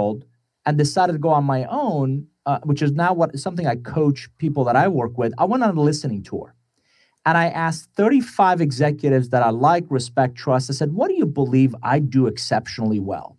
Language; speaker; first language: English; non-native, fluent; Persian